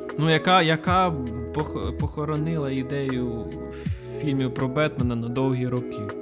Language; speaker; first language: Ukrainian; non-native, local second language; Russian